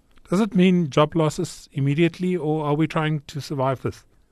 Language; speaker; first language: English; non-native, local second language; Afrikaans